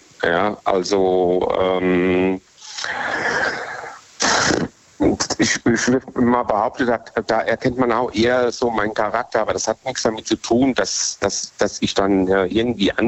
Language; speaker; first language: German; native; German